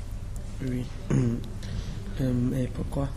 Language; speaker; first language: French; non-native, learner; English